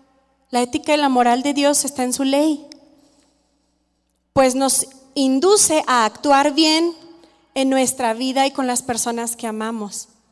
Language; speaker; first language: Spanish; native; Spanish